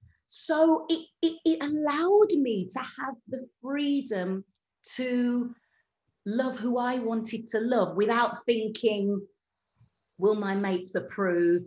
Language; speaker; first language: English; native; English